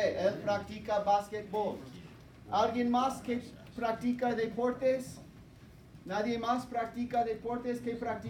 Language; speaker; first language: Spanish; non-native, fluent; English